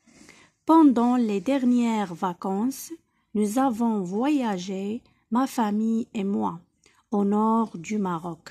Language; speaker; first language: French; non-native, local second language; Arabic